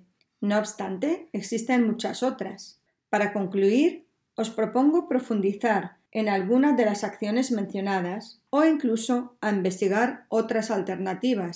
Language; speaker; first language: Spanish; native; Spanish